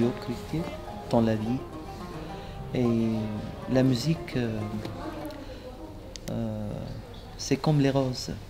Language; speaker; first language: French; non-native, local second language; Arabic